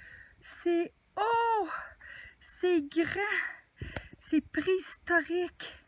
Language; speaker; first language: French; native; French